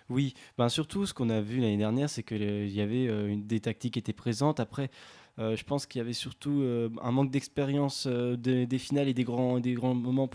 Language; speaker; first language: French; native; French